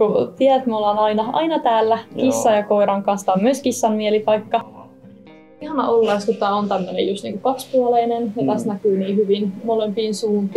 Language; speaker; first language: Finnish; native; Finnish